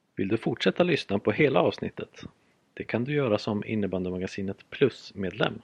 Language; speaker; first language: Swedish; native; Swedish